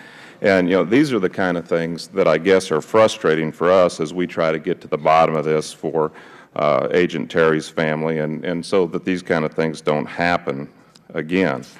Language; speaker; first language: English; native; English